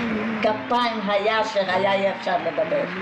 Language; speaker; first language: Hebrew; non-native, fluent; Hungarian